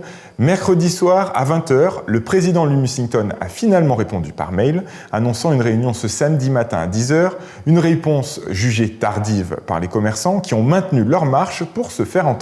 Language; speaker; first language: French; native; French